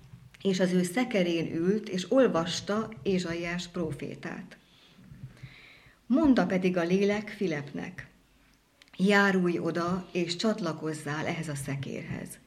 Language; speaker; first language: Hungarian; native; Hungarian